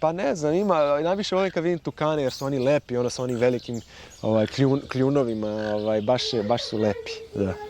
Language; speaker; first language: Serbian; non-native, fluent; Portuguese